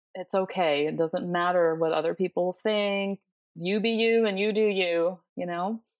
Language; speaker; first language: English; early bilingual, other home language; Spanish